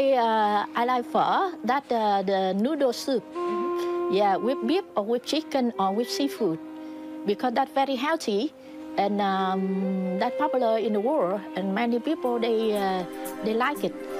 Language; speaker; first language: English; non-native, learner; Vietnamese